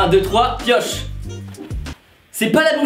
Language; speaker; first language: French; native; French